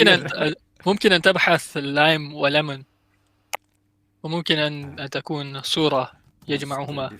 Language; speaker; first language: Arabic; non-native, learner; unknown